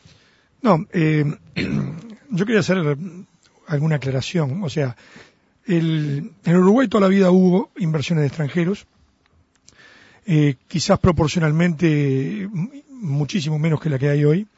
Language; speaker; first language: Spanish; native; Spanish